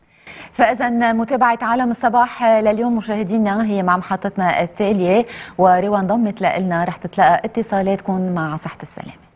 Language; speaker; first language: Arabic; native; Arabic